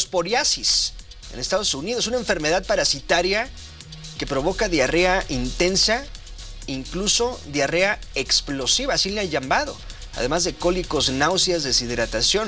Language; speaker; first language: Spanish; native; Spanish